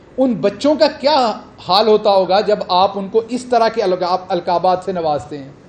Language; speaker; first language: Urdu; non-native, local second language; Punjabi